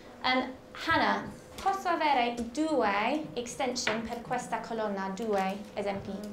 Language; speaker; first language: Italian; non-native, fluent; English